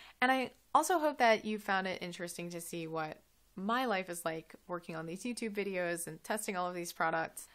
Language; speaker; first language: English; native; English